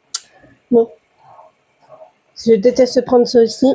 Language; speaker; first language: French; native; French